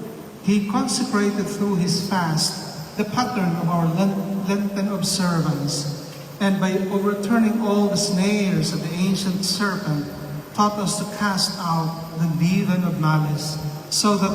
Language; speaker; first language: English; non-native, local second language; Filipino